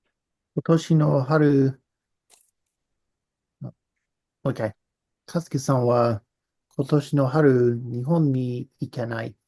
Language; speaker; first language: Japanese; non-native, learner; English